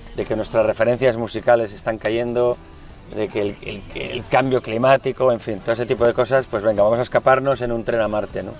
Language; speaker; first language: Spanish; native; Spanish